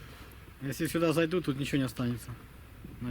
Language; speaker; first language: Russian; native; Russian